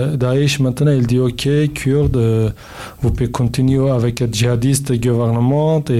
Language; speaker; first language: French; non-native, learner; Kurdish